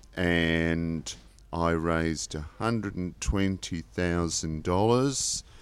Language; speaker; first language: English; native; English